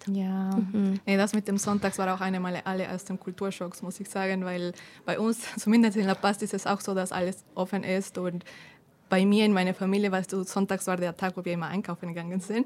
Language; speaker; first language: German; non-native, fluent; Spanish